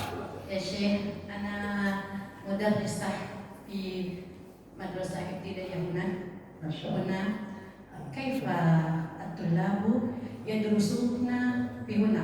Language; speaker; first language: Arabic; non-native, learner; Indonesian